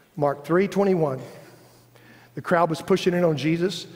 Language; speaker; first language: English; native; English